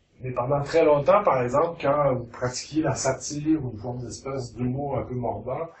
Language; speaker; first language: French; native; French